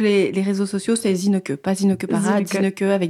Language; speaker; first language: French; native; French